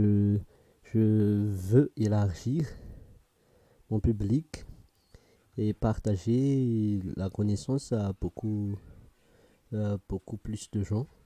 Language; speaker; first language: French; non-native, fluent; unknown